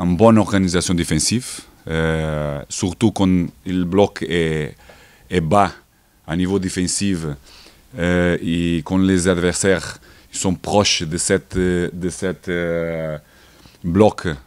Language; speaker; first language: French; non-native, learner; Portuguese